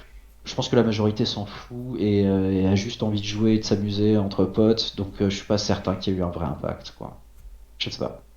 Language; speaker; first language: French; native; French